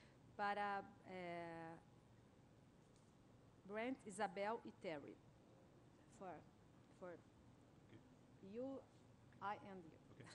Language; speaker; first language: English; non-native, learner; Portuguese